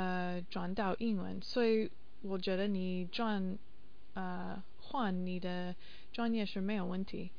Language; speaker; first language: Chinese; non-native, learner; English